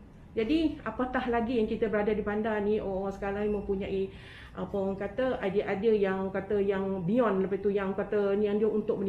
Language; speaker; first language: Malay; native; Malay